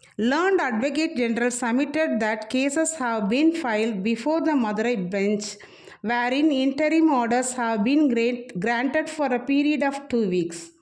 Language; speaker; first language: English; non-native, local second language; Tamil